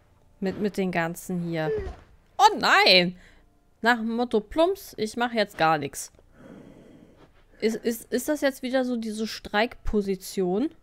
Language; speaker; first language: German; native; German